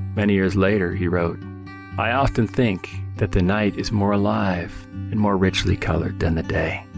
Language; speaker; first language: English; native; English